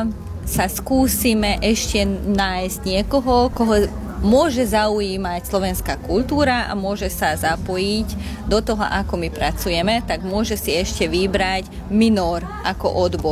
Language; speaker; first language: Slovak; non-native, local second language; Hungarian